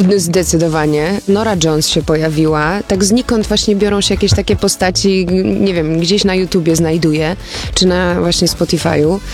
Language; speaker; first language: Polish; early bilingual, other home language; German